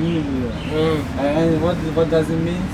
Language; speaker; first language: English; non-native, learner; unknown